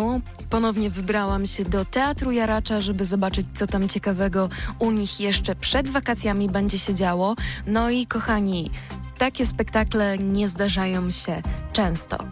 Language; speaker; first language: Polish; native; Polish